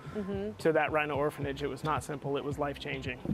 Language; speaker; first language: English; native; English